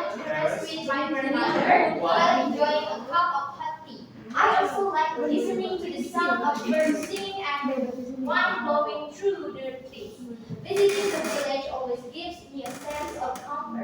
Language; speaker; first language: English; non-native, learner; Indonesian